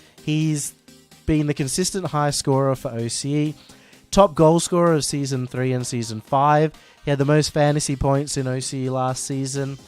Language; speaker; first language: English; native; English